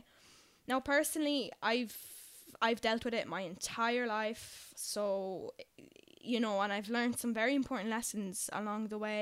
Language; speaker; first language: English; non-native, fluent; Polish